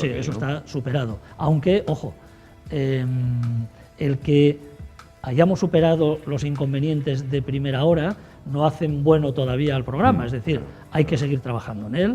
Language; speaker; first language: Spanish; native; Spanish